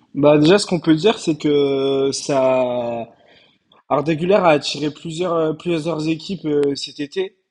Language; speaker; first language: French; early bilingual, heritage; Turkish